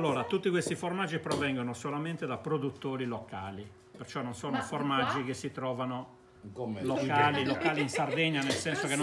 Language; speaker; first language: Italian; native; Italian